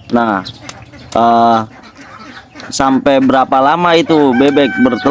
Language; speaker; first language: Indonesian; native; Indonesian